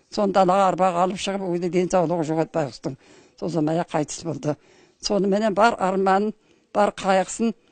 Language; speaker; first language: Kazakh; native; Kazakh